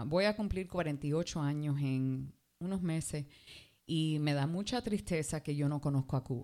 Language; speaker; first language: English; early bilingual, other home language; Spanish